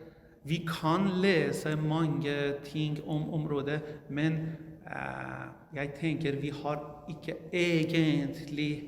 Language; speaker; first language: Norwegian; non-native, learner; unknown